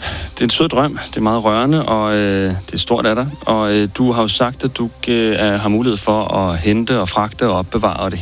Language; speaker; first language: Danish; native; Danish